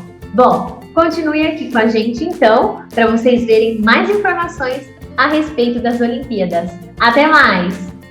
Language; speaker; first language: Portuguese; native; Portuguese